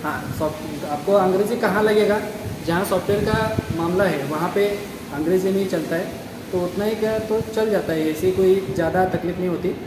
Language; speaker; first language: Hindi; non-native, local second language; Marathi